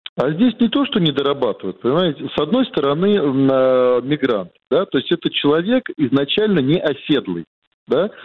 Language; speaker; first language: Russian; native; Russian